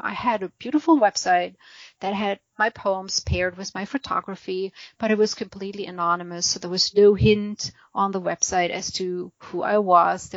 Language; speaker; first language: English; non-native, fluent; German